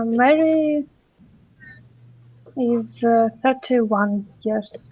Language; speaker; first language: English; non-native, learner; Russian